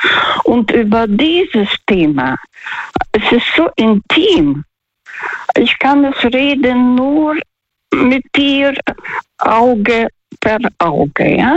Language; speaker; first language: German; non-native, learner; Russian